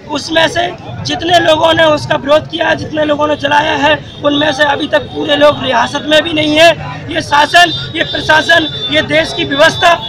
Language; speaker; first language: Hindi; native; Hindi